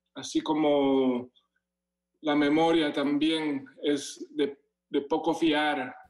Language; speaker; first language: Spanish; native; Spanish